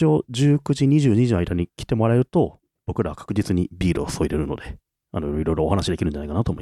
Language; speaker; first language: Japanese; native; Japanese